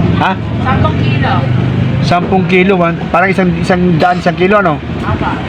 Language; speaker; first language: Filipino; native; Filipino